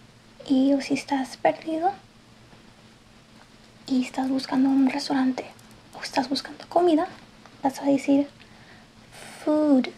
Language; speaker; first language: Spanish; early bilingual, heritage; English